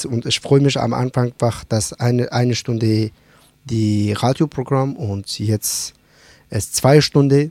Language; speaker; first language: German; non-native, learner; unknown